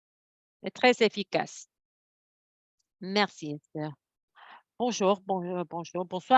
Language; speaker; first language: French; non-native, fluent; Spanish